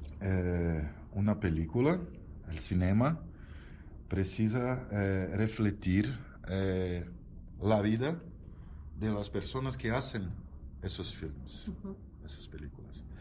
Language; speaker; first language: Spanish; non-native, learner; Portuguese